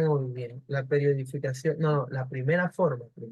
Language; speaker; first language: Spanish; native; Spanish